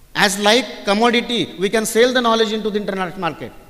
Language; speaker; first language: English; non-native, local second language; Marathi